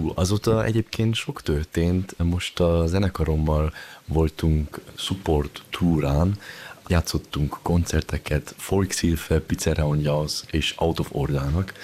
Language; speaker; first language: Hungarian; early bilingual, heritage; German